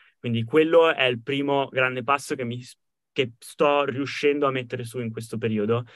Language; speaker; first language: Italian; native; Italian